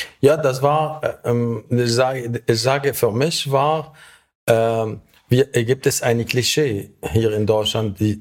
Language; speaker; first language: German; non-native, learner; Arabic